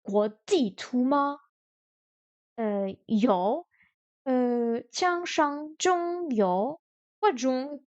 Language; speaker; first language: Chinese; non-native, learner; French